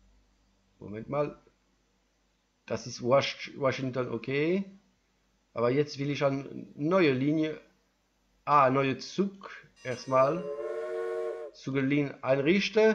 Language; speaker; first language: German; non-native, learner; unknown